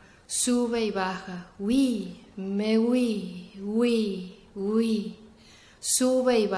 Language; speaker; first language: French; non-native, learner; Spanish